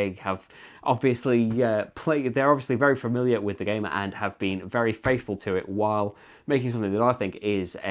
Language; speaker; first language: English; native; English